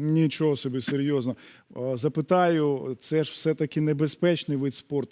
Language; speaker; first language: Ukrainian; native; Ukrainian